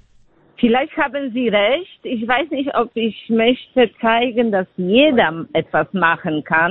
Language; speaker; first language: German; non-native, fluent; Polish